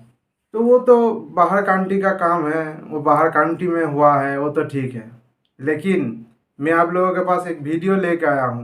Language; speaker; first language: Hindi; non-native, local second language; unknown